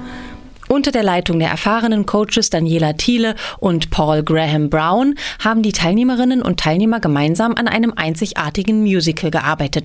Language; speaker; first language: German; native; German